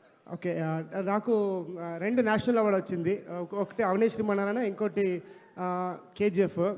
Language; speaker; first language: Telugu; non-native, learner; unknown